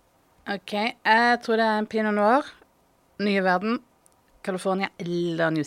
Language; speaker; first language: Norwegian; native; Norwegian